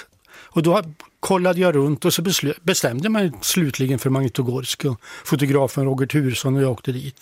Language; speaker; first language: Swedish; native; Swedish